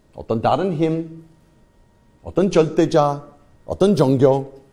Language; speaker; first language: Korean; non-native, fluent; English